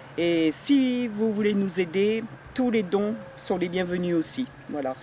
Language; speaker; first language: French; native; French